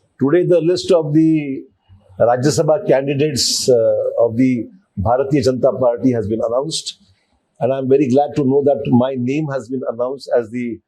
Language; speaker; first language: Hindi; non-native, local second language; Marathi